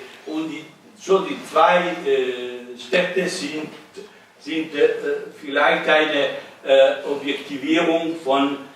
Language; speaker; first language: German; non-native, learner; Italian